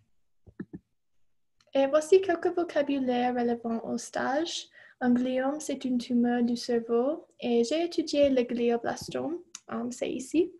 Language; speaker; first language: French; non-native, fluent; English